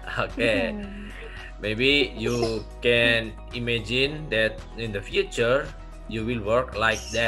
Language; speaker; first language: English; non-native, learner; Indonesian